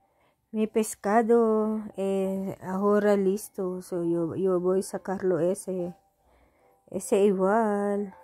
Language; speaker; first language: Spanish; non-native, learner; Filipino